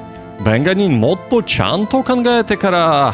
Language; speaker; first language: Japanese; non-native, learner; English